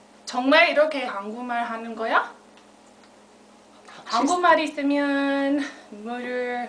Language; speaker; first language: Korean; non-native, fluent; English